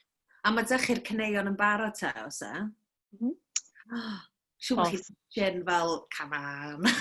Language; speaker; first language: Welsh; native; Welsh